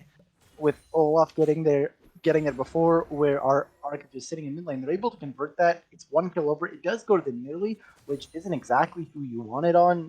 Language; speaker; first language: English; native; English